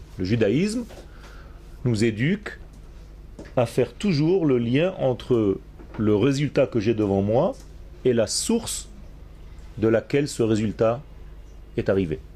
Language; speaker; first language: French; non-native, fluent; Hebrew